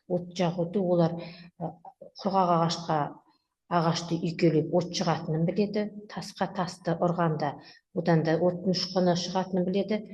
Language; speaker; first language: Kazakh; native; Kazakh